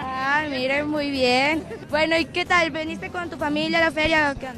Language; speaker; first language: Spanish; native; Spanish